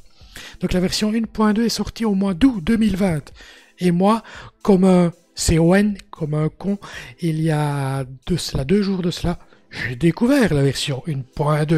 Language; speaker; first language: French; native; French